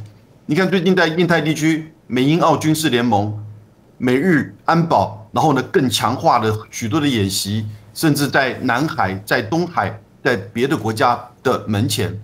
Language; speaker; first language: Chinese; native; Chinese